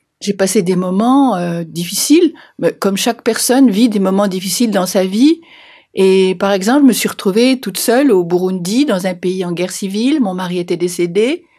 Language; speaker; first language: French; native; French